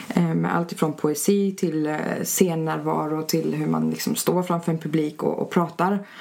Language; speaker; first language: Swedish; early bilingual, other home language; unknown